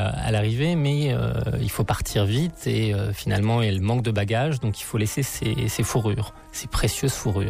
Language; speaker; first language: French; native; French